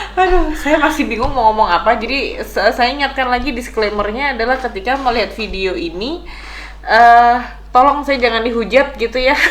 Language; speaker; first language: Indonesian; native; Indonesian